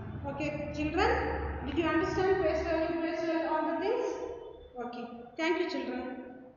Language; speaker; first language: English; non-native, local second language; Kannada